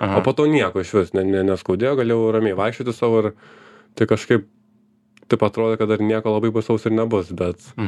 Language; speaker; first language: Lithuanian; native; Lithuanian